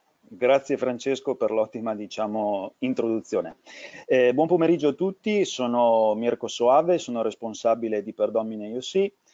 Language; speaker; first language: Italian; native; Italian